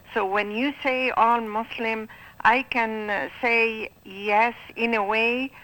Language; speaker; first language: English; non-native, fluent; Arabic